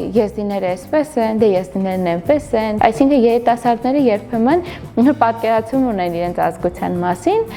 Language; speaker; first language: Armenian; non-native, local second language; Kurdish